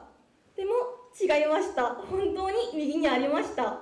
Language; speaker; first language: Japanese; non-native, fluent; Korean